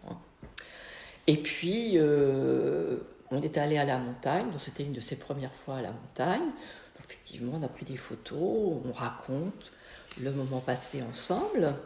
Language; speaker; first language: French; native; French